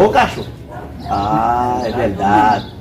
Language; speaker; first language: Portuguese; non-native, learner; Haitian Creole